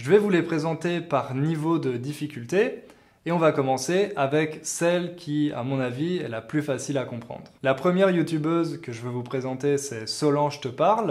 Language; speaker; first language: French; native; French